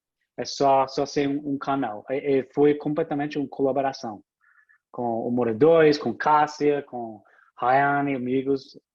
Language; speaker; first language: Portuguese; non-native, fluent; English